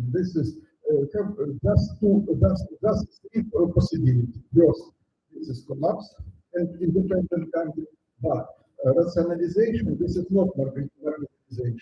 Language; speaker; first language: English; non-native, learner; Russian